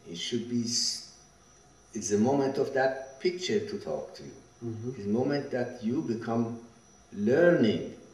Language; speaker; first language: English; non-native, fluent; Persian